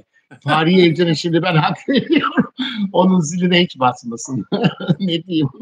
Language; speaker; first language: Turkish; native; Turkish